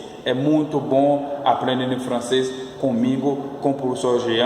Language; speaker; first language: Portuguese; non-native, fluent; French